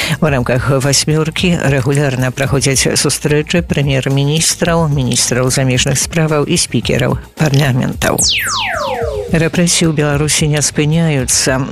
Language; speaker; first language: Belarusian; native; Belarusian